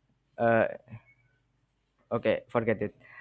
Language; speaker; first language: English; non-native, learner; Indonesian